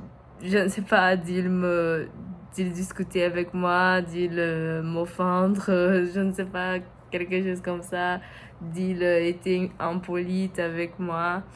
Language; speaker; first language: French; non-native, learner; Portuguese